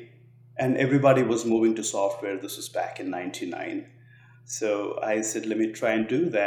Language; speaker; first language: English; non-native, local second language; Telugu